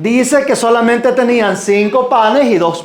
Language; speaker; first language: Spanish; native; Spanish